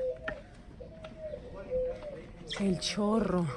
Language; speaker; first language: Spanish; native; Spanish